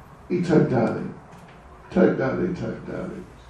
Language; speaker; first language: Russian; non-native, learner; English